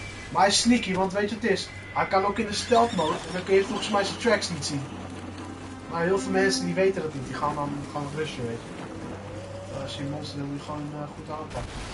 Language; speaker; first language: Dutch; native; Dutch